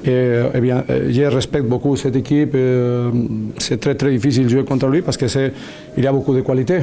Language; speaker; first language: French; non-native, learner; Spanish